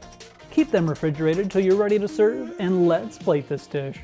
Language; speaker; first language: English; native; English